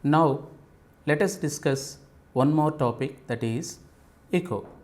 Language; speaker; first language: English; non-native, local second language; Telugu